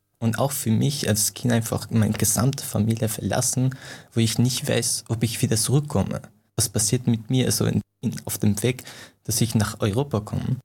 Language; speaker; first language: German; non-native, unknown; Persian